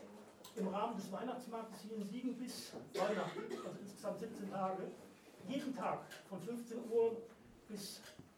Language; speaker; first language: German; native; German